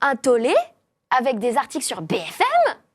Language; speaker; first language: French; native; French